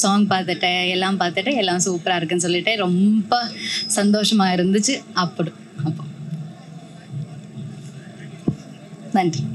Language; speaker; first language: Tamil; non-native, learner; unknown